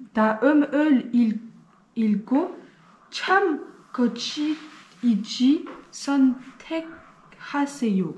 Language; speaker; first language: Korean; non-native, learner; French